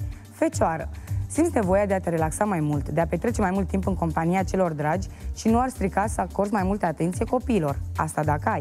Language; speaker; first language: Romanian; native; Romanian